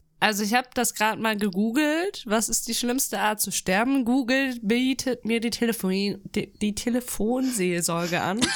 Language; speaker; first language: German; early bilingual, other home language; Russian